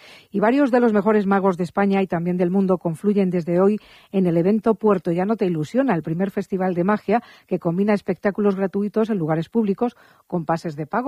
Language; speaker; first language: Spanish; native; Spanish